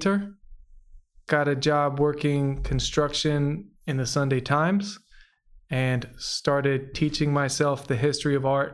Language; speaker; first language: English; native; English